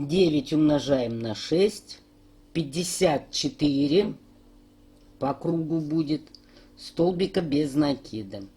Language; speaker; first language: Russian; native; Russian